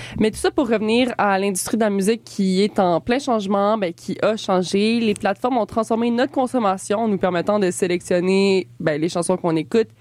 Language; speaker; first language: French; native; French